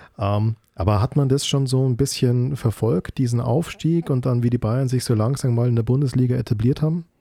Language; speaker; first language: German; native; German